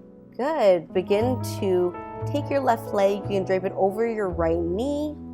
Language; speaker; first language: English; native; English